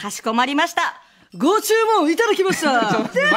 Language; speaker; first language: Japanese; native; Japanese